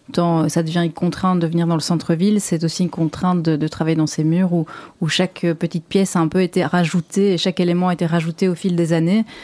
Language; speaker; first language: French; native; French